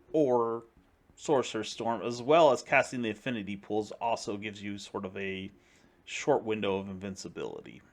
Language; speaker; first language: English; native; English